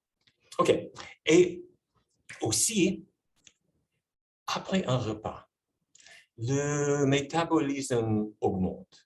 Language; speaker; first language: French; non-native, fluent; English